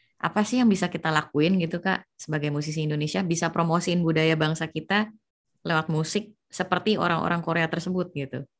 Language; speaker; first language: Indonesian; native; Indonesian